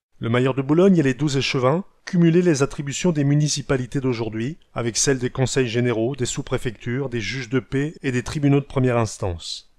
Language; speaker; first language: French; native; French